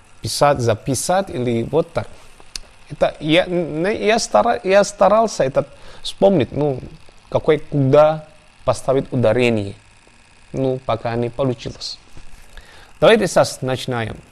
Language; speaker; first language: Russian; non-native, learner; Javanese